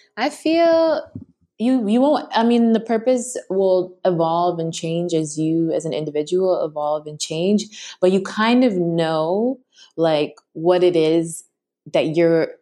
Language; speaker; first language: English; native; English